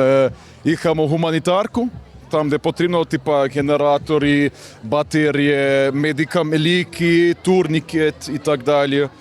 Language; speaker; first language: Ukrainian; non-native, learner; Serbian